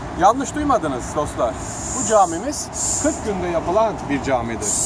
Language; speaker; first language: Turkish; native; Turkish